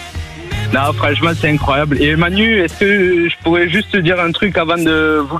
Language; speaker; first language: French; native; French